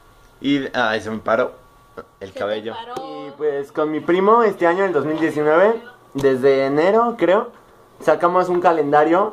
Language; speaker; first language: Spanish; native; Spanish